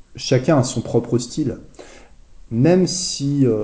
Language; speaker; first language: French; native; French